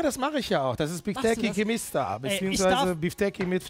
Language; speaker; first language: German; native; German